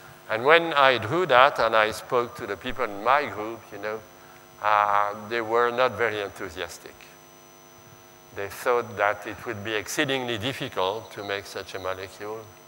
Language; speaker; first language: English; non-native, fluent; French